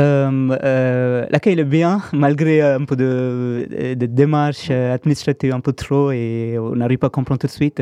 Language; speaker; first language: French; non-native, fluent; Tamil